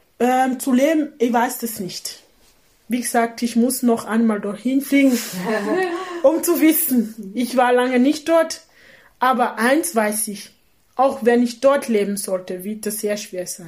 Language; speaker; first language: German; non-native, learner; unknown